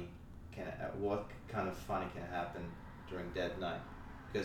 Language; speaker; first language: English; non-native, fluent; Polish